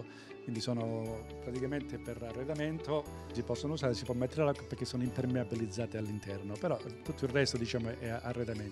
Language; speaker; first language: Italian; native; Italian